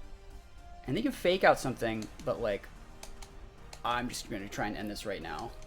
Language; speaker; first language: English; native; English